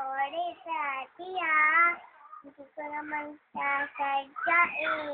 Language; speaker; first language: Filipino; native; Filipino